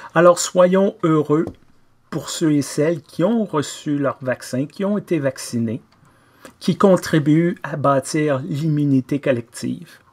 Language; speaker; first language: French; native; French